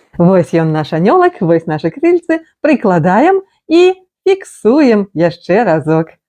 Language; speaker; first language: Belarusian; non-native, local second language; Russian